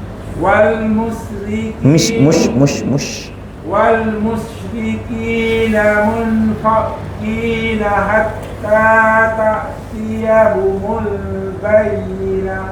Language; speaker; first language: Arabic; non-native, learner; Malay